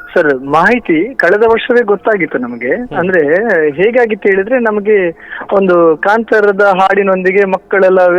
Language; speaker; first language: Kannada; non-native, local second language; Tulu